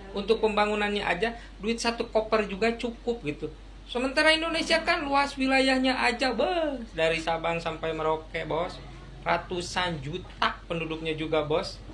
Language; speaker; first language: Indonesian; native; Indonesian